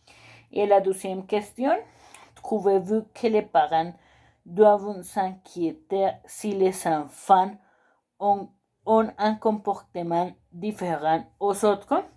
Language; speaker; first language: French; non-native, learner; Spanish